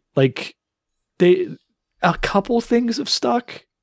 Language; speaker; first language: English; native; English